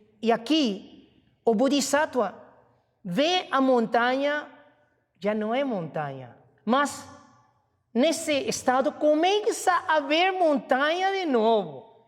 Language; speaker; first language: Portuguese; non-native, fluent; Chinese